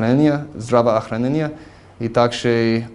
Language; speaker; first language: Russian; non-native, fluent; English